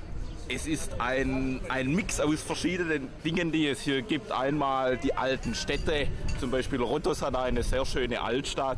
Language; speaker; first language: German; native; German